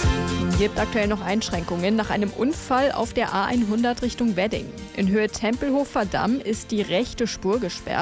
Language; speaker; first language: German; native; German